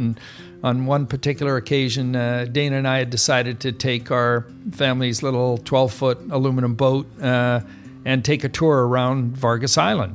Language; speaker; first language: English; native; English